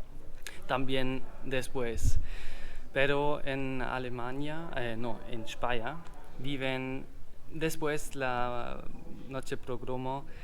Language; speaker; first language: Spanish; non-native, learner; German